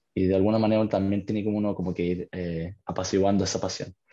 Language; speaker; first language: Spanish; native; Spanish